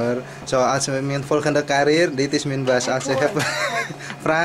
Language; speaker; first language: Dutch; non-native, learner; Indonesian